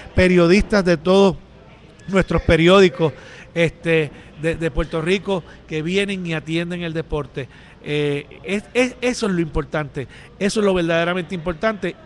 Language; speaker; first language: Spanish; native; Spanish